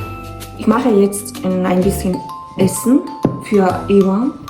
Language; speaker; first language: German; non-native, learner; Mongolian